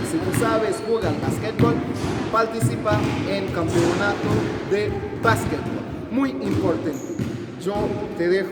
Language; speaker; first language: Spanish; non-native, learner; Haitian Creole